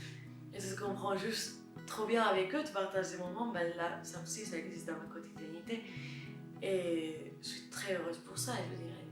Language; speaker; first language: French; non-native, fluent; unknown